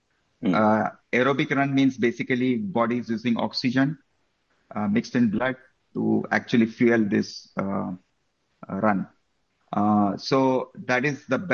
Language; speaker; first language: English; non-native, local second language; Marathi